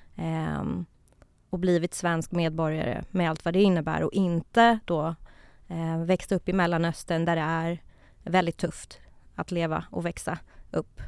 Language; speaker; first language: Swedish; early bilingual, other home language; Kurdish